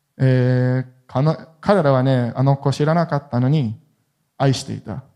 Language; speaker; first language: Japanese; non-native, fluent; Hebrew